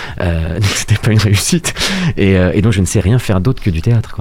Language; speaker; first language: French; native; French